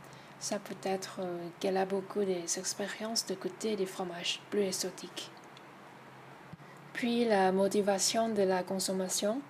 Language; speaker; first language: French; non-native, learner; Thai